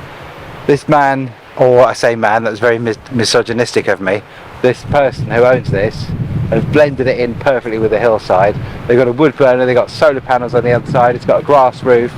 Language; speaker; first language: English; native; English